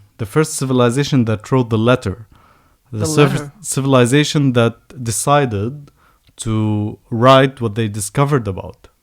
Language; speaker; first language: English; non-native, fluent; Arabic